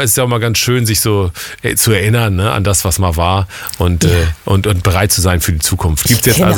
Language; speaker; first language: German; native; German